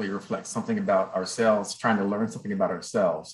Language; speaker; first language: English; native; English